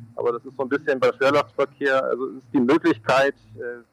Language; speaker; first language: German; native; German